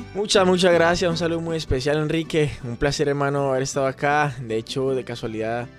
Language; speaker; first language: Spanish; native; Spanish